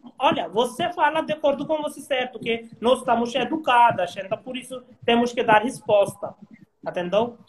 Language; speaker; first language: Portuguese; non-native, learner; Hindi